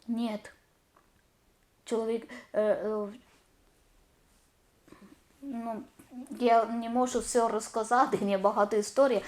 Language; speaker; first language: Ukrainian; non-native, learner; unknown